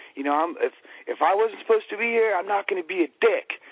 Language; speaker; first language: English; native; English